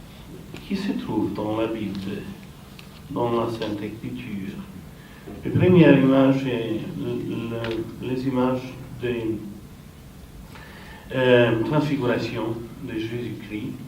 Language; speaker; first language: French; non-native, fluent; Romanian